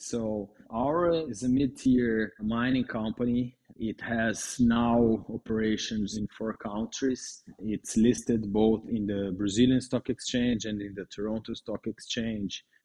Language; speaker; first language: English; non-native, fluent; Portuguese